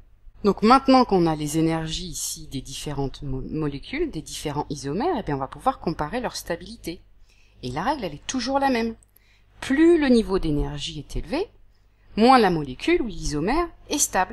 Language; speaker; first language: French; native; French